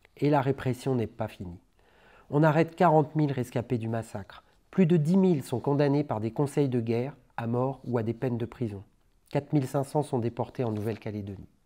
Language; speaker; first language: French; native; French